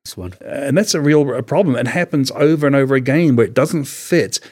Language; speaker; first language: English; native; English